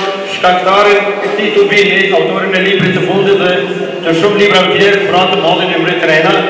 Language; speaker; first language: Albanian; native; Albanian